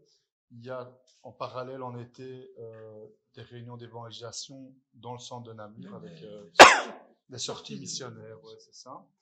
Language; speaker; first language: French; native; French